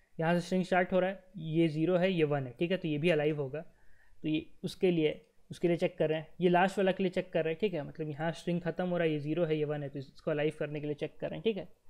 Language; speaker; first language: Hindi; native; Hindi